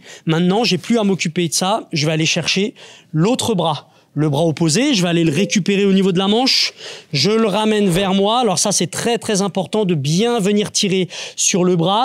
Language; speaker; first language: French; native; French